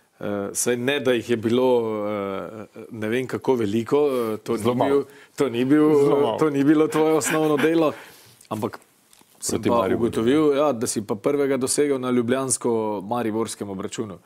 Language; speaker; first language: Slovenian; native; Slovenian